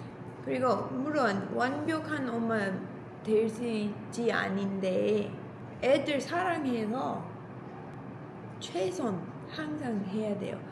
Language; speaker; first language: Korean; non-native, learner; English